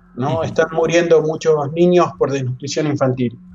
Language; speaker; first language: Spanish; native; Spanish